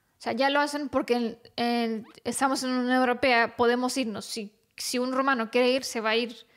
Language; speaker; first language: Spanish; non-native, fluent; Romanian